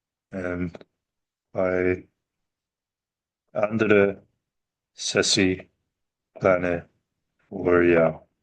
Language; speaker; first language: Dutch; non-native, learner; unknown